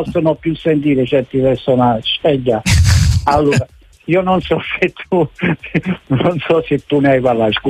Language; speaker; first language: Italian; native; Italian